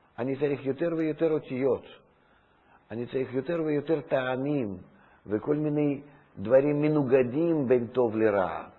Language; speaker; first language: Hebrew; non-native, fluent; Russian